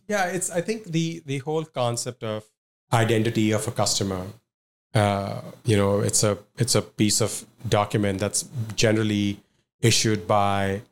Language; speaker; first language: English; non-native, local second language; Punjabi